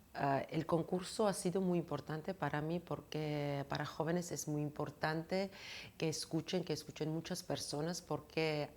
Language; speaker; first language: Spanish; non-native, fluent; Georgian